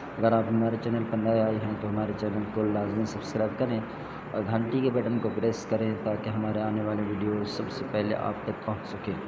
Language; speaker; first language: Urdu; non-native, local second language; Sindhi